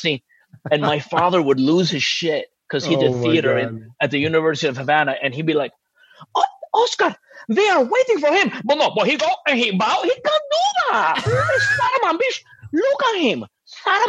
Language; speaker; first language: English; early bilingual, other home language; Spanish